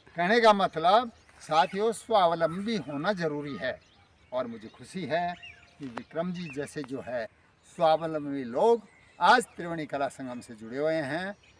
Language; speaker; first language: Hindi; native; Hindi